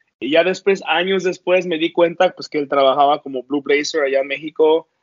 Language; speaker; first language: Spanish; early bilingual, heritage; Spanish